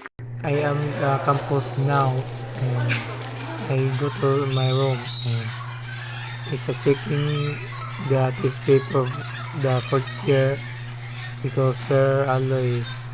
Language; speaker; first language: English; non-native, learner; Cebuano